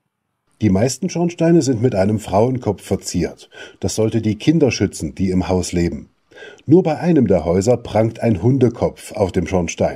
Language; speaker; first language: German; native; German